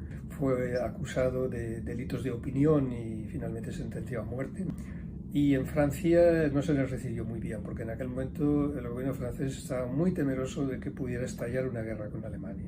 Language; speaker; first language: Spanish; native; Spanish